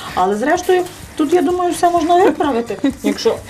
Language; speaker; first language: Ukrainian; native; Ukrainian